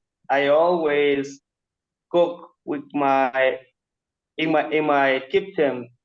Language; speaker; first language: English; non-native, learner; Spanish